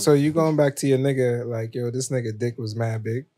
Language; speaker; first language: English; native; English